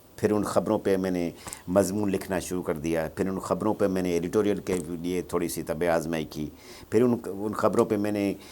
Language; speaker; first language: Urdu; non-native, local second language; Sindhi